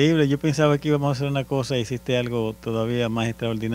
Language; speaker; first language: Spanish; native; Spanish